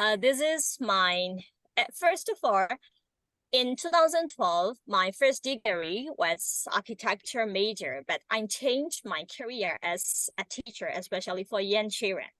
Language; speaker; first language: English; non-native, learner; Burmese